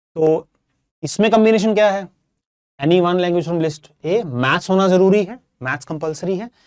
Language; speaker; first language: Hindi; non-native, local second language; Punjabi